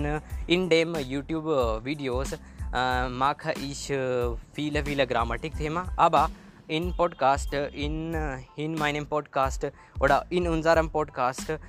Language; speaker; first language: German; non-native, learner; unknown